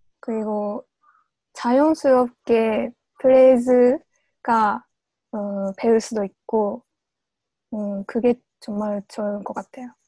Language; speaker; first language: Korean; non-native, learner; Japanese